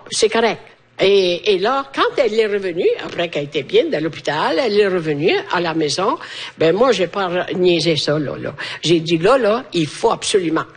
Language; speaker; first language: French; non-native, fluent; Italian